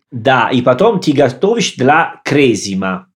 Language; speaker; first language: Russian; non-native, learner; Italian